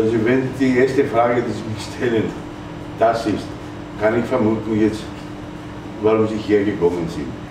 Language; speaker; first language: German; non-native, fluent; Greek